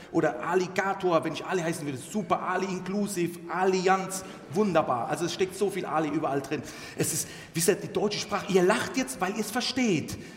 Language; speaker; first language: German; early bilingual, other home language; Turkish